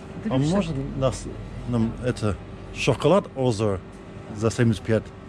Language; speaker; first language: Russian; non-native, fluent; English